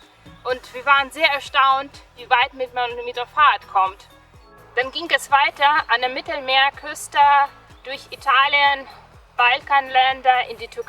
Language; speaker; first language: German; non-native, fluent; Russian